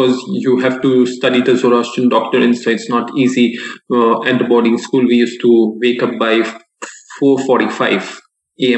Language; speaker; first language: English; non-native, local second language; Gujarati